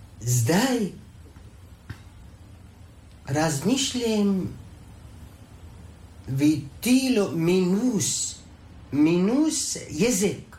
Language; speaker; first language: Slovenian; non-native, learner; Arabic